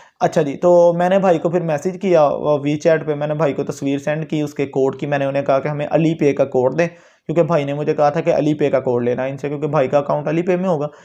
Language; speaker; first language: Urdu; non-native, local second language; Punjabi